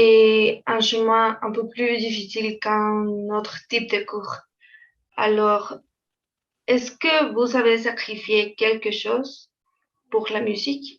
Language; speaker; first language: French; non-native, fluent; Spanish